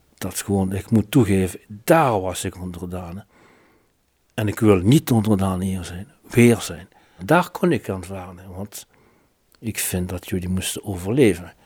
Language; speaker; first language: Dutch; non-native, fluent; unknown